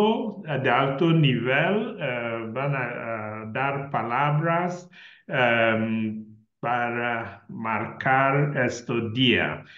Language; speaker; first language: Spanish; non-native, learner; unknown